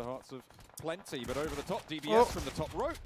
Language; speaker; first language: English; native; English